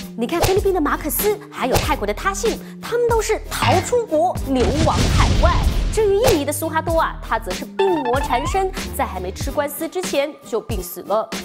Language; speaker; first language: Chinese; native; Chinese